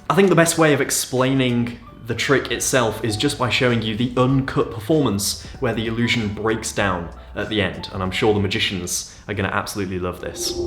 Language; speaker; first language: English; native; English